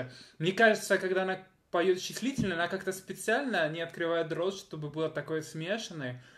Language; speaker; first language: Russian; non-native, fluent; Spanish